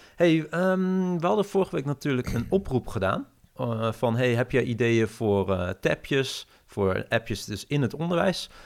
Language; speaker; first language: Dutch; native; Dutch